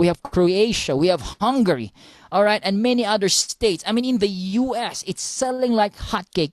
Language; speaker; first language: English; non-native, local second language; Filipino